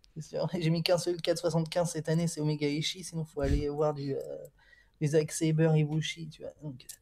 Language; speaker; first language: French; native; French